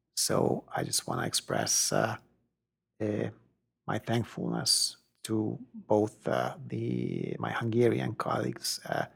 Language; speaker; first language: English; non-native, fluent; Hungarian